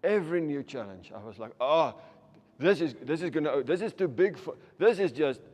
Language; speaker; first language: English; non-native, local second language; Afrikaans